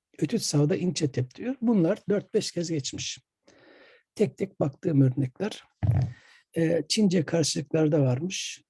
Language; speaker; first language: Turkish; native; Turkish